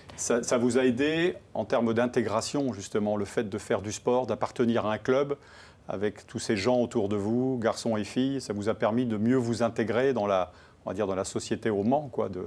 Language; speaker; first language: French; native; French